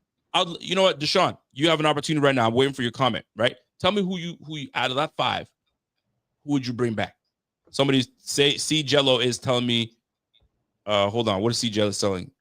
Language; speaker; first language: English; native; English